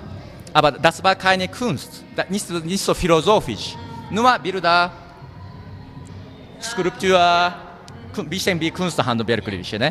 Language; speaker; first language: German; non-native, learner; Japanese